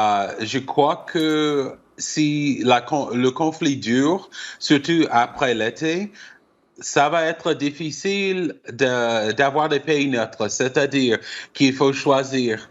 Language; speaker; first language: French; non-native, fluent; English